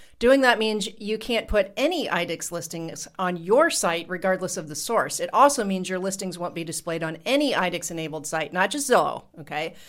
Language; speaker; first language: English; native; English